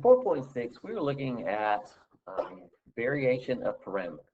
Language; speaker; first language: English; native; English